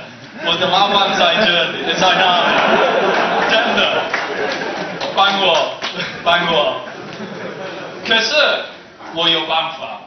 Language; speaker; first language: Chinese; non-native, learner; English